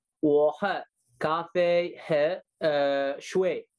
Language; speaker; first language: Chinese; non-native, learner; Arabic